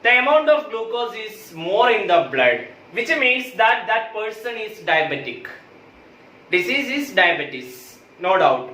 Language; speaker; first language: English; non-native, local second language; Malayalam